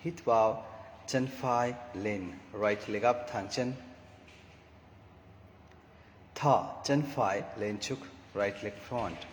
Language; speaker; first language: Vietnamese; non-native, learner; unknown